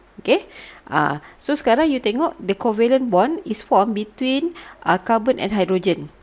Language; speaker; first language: English; non-native, local second language; Malay